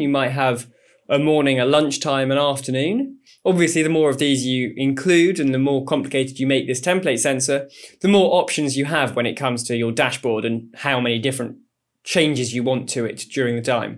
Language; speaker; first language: English; native; English